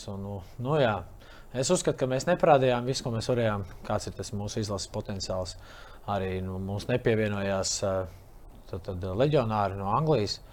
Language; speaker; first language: Latvian; native; Latvian